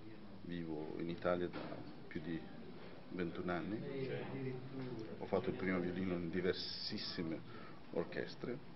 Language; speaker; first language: Italian; non-native, fluent; Albanian